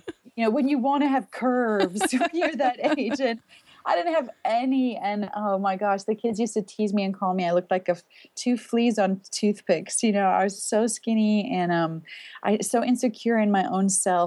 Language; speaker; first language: English; native; English